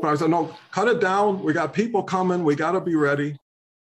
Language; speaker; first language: English; native; English